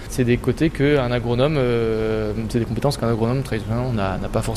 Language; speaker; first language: French; native; French